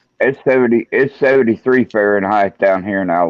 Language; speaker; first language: English; native; English